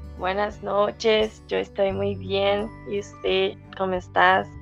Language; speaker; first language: Spanish; non-native, fluent; Portuguese